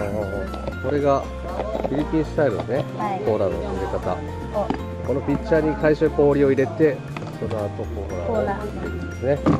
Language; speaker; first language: Japanese; native; Japanese